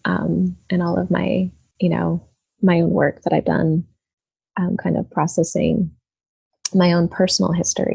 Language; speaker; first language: English; native; English